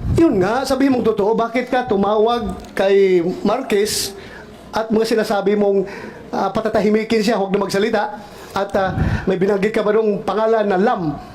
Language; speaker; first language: Filipino; non-native, local second language; Cebuano